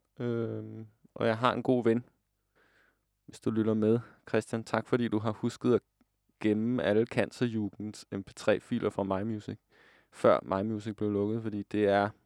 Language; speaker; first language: Danish; native; Danish